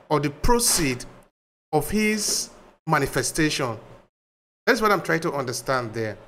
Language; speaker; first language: English; non-native, local second language; Bini